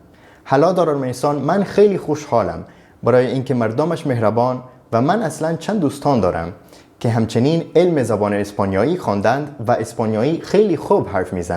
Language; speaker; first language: Persian; non-native, learner; Spanish